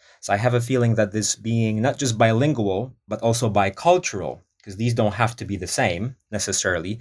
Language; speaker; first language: English; non-native, fluent; Polish